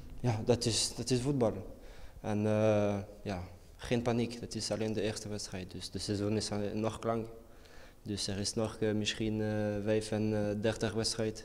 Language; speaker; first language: Dutch; non-native, learner; French